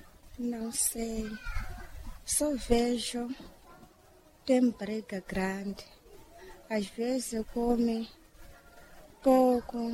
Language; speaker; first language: Portuguese; non-native, local second language; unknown